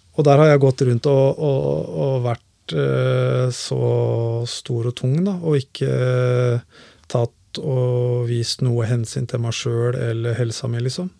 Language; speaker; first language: Norwegian; native; Norwegian